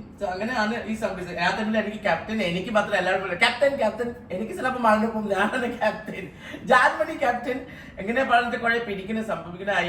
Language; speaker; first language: Malayalam; non-native, local second language; Assamese